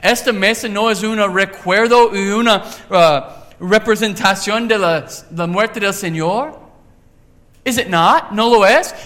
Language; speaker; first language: Spanish; non-native, learner; English